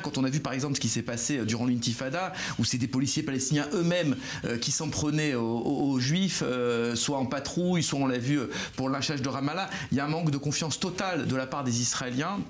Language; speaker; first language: French; native; French